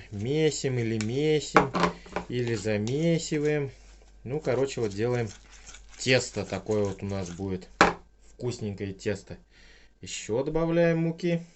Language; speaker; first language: Russian; native; Russian